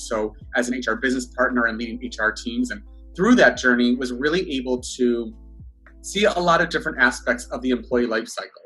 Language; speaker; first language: English; native; English